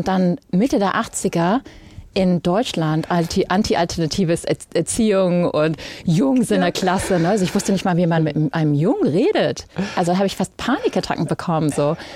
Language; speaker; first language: German; early bilingual, other home language; English